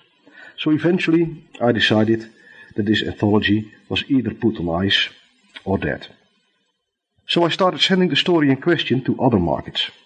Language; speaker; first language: English; non-native, fluent; Dutch